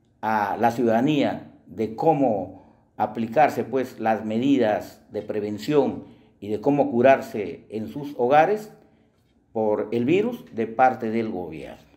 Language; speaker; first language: Spanish; native; Spanish